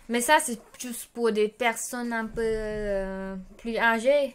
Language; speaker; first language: French; non-native, learner; Khmer